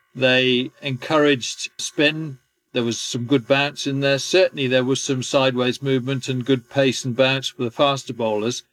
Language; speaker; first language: English; native; English